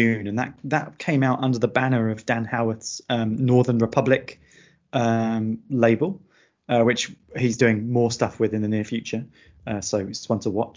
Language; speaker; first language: English; native; English